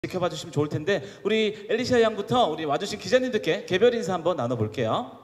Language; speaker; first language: Korean; native; Korean